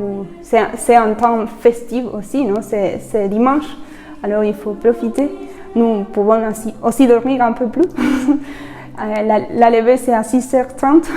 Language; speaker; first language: French; non-native, fluent; Spanish